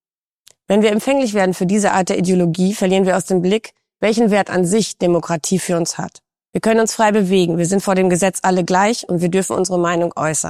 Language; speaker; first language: German; native; German